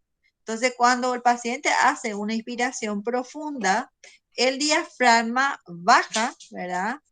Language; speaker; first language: Spanish; native; Spanish